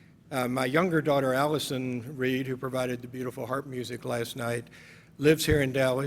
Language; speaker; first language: English; native; English